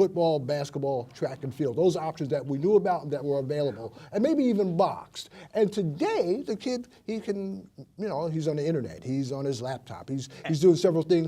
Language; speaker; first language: English; native; English